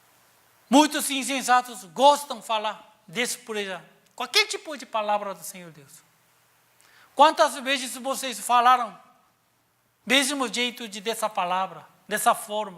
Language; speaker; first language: Portuguese; non-native, learner; Korean